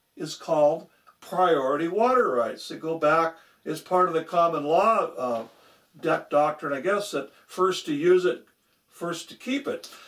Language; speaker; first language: English; native; English